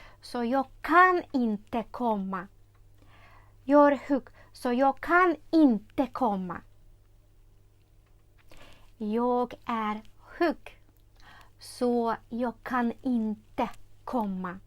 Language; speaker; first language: Swedish; non-native, fluent; Ukrainian